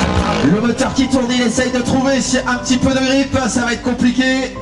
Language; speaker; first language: French; native; French